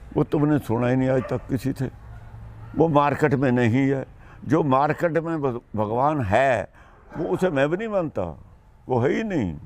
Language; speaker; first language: Hindi; non-native, local second language; Punjabi